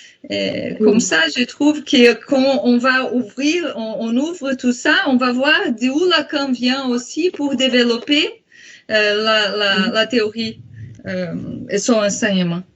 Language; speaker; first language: French; non-native, fluent; Portuguese